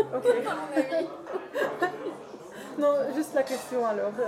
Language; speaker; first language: French; non-native, learner; Dutch